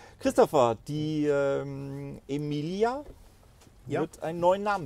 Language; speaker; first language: German; native; German